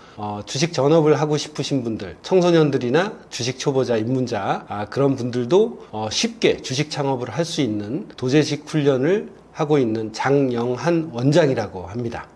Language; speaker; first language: Korean; native; Korean